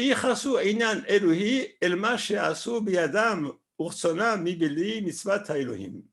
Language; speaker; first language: Hebrew; non-native, fluent; French